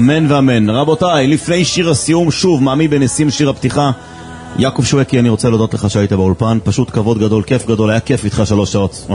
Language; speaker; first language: Hebrew; native; Hebrew